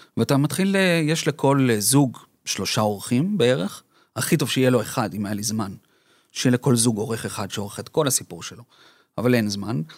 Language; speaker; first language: Hebrew; early bilingual, other home language; Spanish